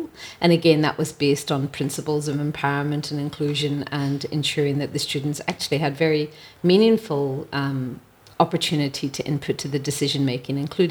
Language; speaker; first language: English; native; English